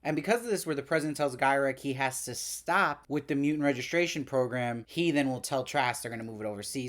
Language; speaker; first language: English; native; English